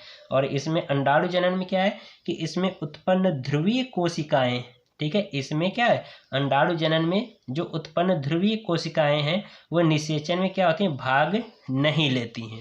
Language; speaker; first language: Hindi; native; Hindi